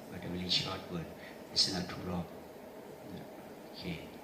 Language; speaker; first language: English; non-native, learner; Thai